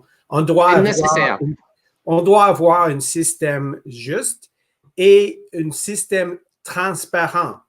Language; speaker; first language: French; non-native, local second language; English